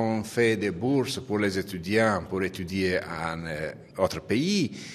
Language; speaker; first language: French; non-native, fluent; Romanian